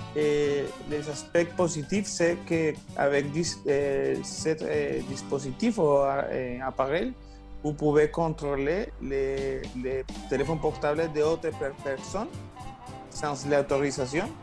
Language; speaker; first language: French; non-native, learner; Spanish